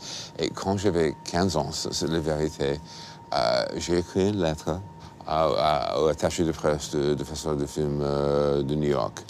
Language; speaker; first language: French; non-native, fluent; English